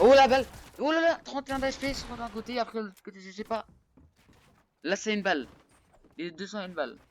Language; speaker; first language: French; native; French